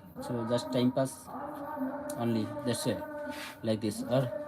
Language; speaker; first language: English; non-native, learner; Bangla